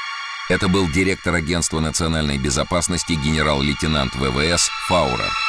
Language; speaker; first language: Russian; native; Russian